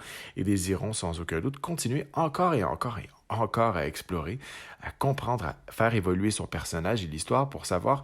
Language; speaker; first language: French; native; French